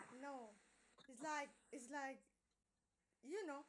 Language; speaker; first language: English; non-native, learner; Indonesian